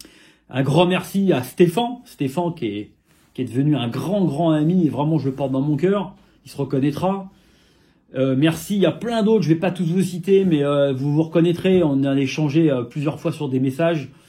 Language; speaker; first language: French; native; French